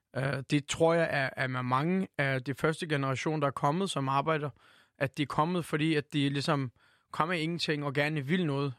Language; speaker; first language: Danish; early bilingual, other home language; Turkish